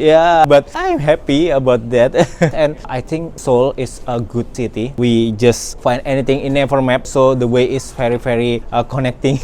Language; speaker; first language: English; non-native, learner; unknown